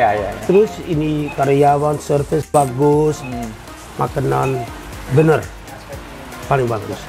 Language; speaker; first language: Indonesian; non-native, learner; Dutch